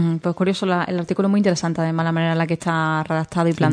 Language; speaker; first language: Spanish; native; Spanish